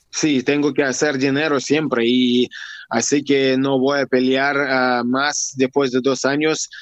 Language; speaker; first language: Spanish; non-native, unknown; Russian